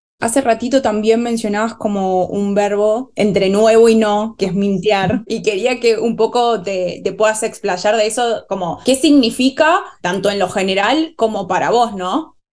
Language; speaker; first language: Spanish; native; Spanish